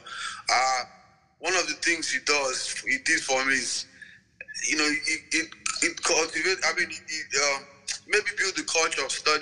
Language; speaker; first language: English; non-native, local second language; Igbo